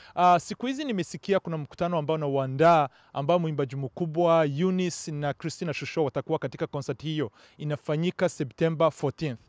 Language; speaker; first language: Swahili; non-native, local second language; Kinyarwanda